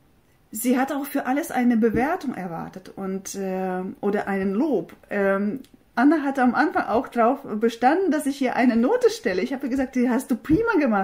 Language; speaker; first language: German; non-native, fluent; Russian